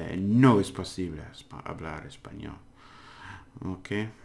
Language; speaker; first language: Spanish; non-native, learner; English